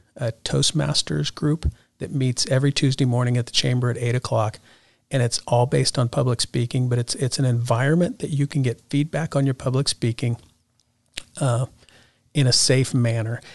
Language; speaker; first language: English; native; English